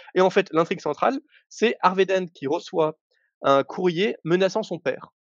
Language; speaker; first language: French; native; French